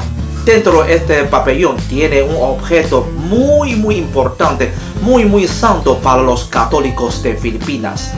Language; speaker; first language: Spanish; non-native, fluent; Chinese